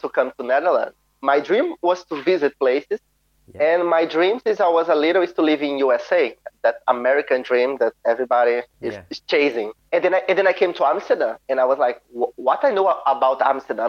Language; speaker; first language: English; non-native, fluent; Portuguese